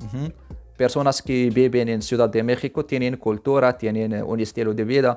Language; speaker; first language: Spanish; non-native, fluent; Arabic